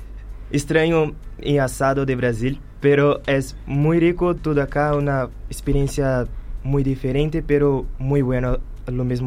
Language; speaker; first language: Spanish; non-native, learner; Portuguese